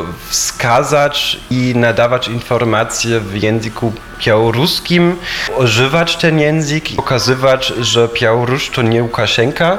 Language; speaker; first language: Polish; non-native, fluent; German